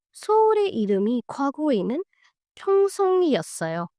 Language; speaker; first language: Korean; non-native, fluent; Hindi